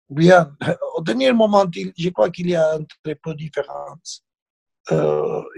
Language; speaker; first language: French; non-native, learner; Spanish